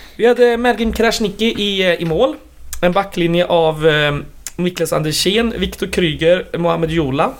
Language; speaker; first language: Swedish; native; Swedish